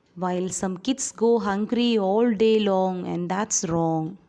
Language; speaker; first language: English; non-native, local second language; Malayalam